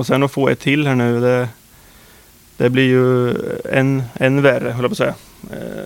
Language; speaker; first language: Swedish; native; Swedish